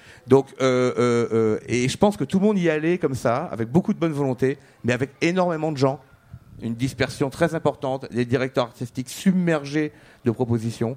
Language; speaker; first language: French; native; French